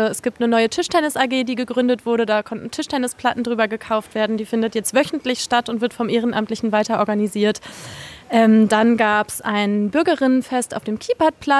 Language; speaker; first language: German; native; German